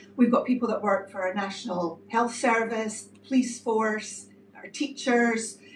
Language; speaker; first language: English; native; English